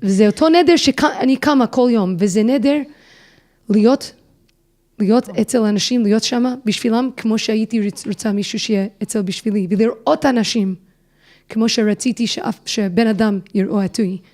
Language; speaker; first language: Hebrew; non-native, fluent; English